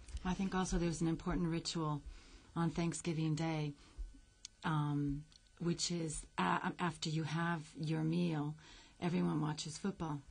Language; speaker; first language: English; native; English